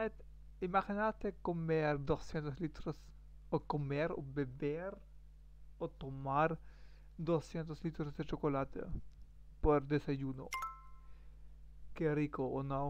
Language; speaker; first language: Spanish; non-native, learner; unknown